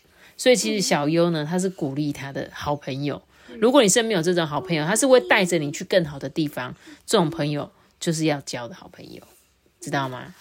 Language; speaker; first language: Chinese; native; Chinese